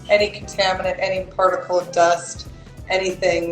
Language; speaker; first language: English; native; English